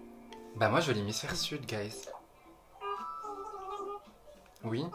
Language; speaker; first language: French; native; French